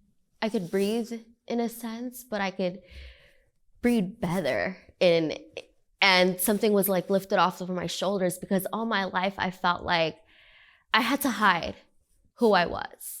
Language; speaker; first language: English; early bilingual, other home language; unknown